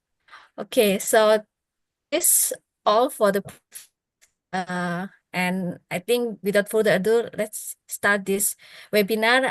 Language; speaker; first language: English; non-native, fluent; Indonesian